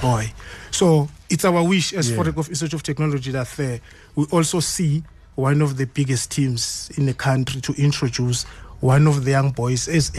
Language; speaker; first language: English; non-native, local second language; Swati